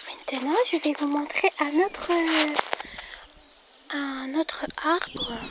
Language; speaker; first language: French; non-native, local second language; Arabic